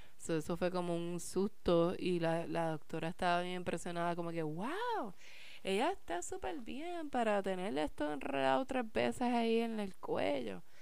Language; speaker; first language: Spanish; early bilingual, heritage; Spanish